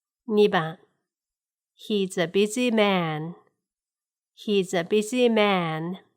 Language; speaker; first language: English; non-native, fluent; Japanese